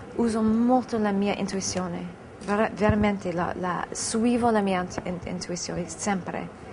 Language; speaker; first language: Italian; non-native, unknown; English